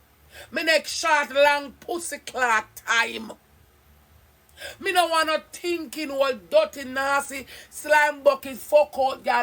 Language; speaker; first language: English; non-native, local second language; Jamaican Creole English